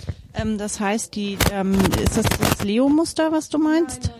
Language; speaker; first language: German; native; German